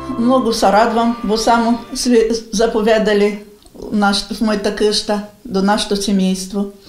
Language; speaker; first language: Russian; non-native, local second language; Bulgarian